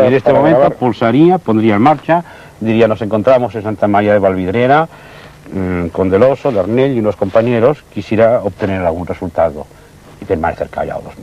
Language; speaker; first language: Spanish; native; Spanish